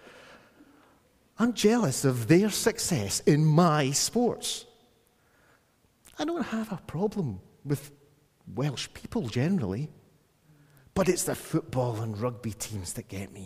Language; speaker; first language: English; native; English